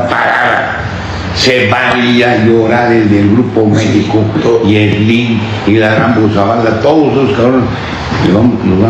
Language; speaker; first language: Spanish; native; Spanish